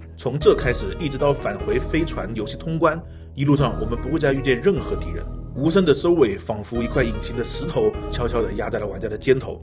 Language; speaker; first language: Chinese; native; Chinese